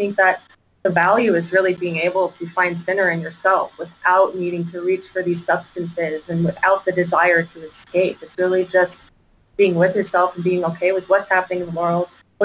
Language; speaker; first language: English; native; English